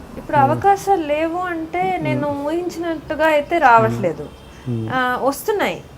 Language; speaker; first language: Telugu; native; Telugu